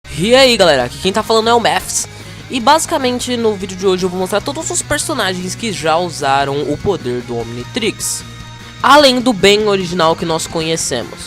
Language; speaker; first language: Portuguese; native; Portuguese